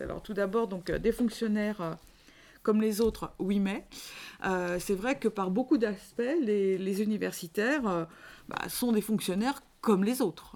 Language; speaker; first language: French; native; French